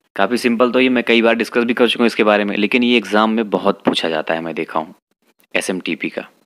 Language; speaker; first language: Hindi; native; Hindi